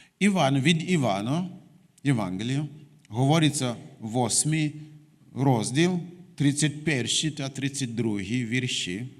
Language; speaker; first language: Ukrainian; non-native, fluent; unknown